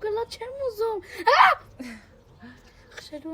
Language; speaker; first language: Armenian; early bilingual, heritage; Armenian